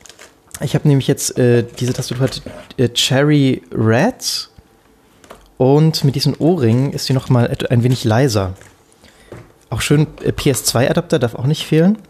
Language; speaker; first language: German; native; German